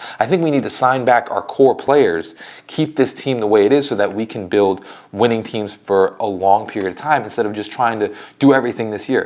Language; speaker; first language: English; native; English